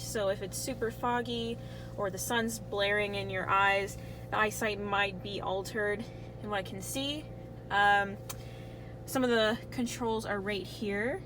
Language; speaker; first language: English; native; English